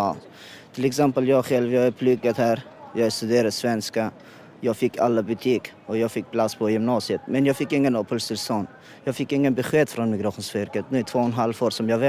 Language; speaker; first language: Swedish; non-native, learner; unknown